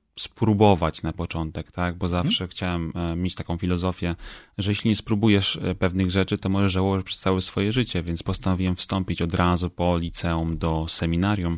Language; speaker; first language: Polish; native; Polish